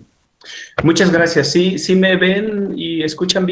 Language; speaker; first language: Spanish; native; Spanish